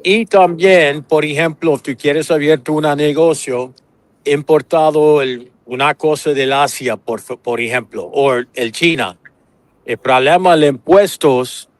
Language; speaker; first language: Spanish; non-native, learner; English